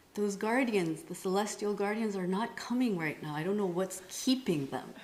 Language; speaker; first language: English; non-native, fluent; Korean